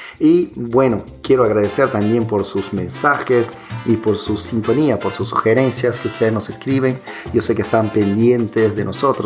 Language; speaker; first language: Spanish; non-native, fluent; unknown